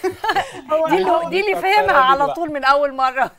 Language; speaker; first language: Arabic; native; Arabic